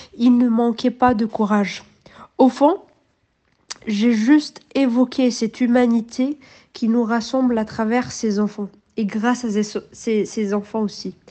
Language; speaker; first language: French; non-native, local second language; Arabic